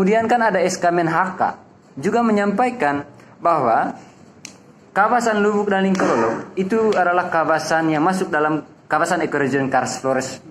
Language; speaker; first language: Indonesian; native; Indonesian